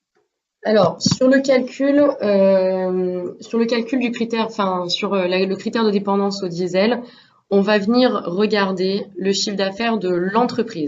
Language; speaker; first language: French; native; French